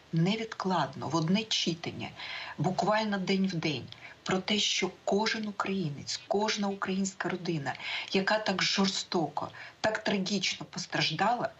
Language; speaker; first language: Ukrainian; native; Ukrainian